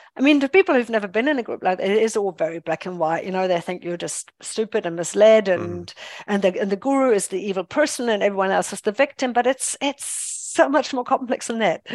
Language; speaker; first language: English; non-native, fluent; German